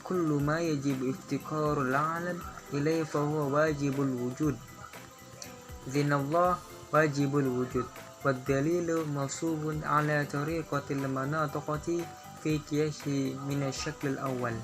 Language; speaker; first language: Arabic; non-native, learner; Indonesian